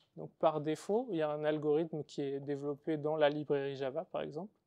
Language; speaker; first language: French; native; French